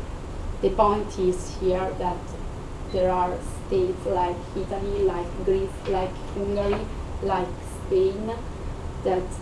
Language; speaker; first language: English; non-native, fluent; Italian